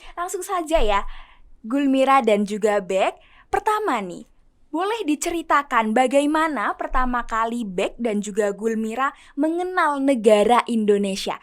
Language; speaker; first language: Indonesian; native; Indonesian